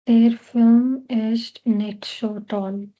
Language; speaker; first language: German; non-native, learner; Nepali